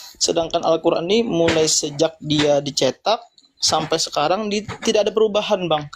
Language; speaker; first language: Indonesian; non-native, local second language; Banjar